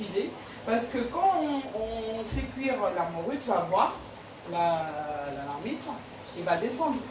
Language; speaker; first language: French; non-native, fluent; Portuguese